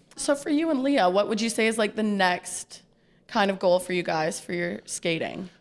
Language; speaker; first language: English; native; English